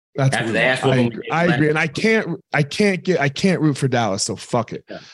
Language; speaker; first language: English; native; English